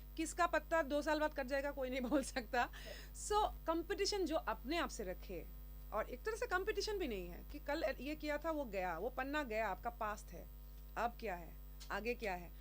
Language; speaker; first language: Hindi; non-native, local second language; Assamese